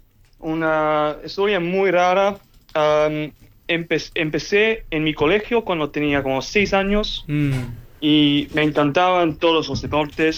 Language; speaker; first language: Spanish; early bilingual, heritage; English